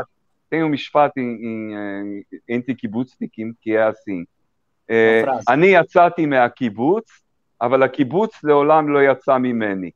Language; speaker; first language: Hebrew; early bilingual, other home language; Portuguese